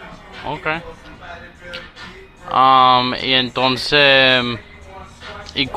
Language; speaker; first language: Spanish; early bilingual, heritage; Spanish